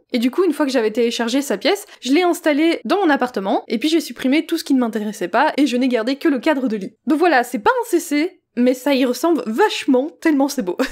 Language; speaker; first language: French; native; French